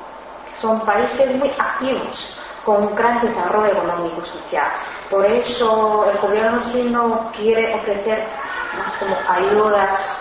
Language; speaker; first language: Spanish; non-native, fluent; Chinese